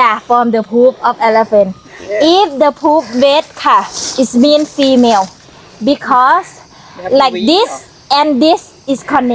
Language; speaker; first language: English; non-native, learner; Thai